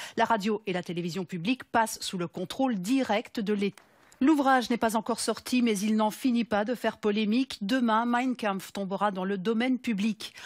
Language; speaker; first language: French; native; French